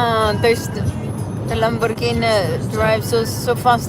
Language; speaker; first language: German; non-native, fluent; Cebuano